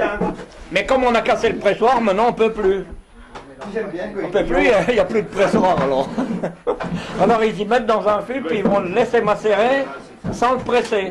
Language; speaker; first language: French; native; French